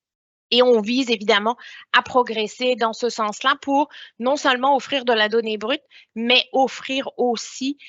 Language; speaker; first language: French; native; French